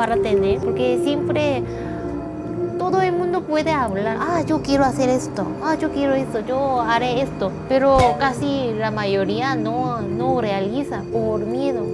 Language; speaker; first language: Spanish; non-native, learner; Korean